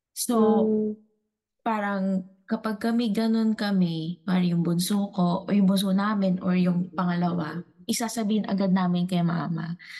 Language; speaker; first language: Filipino; non-native, local second language; Cebuano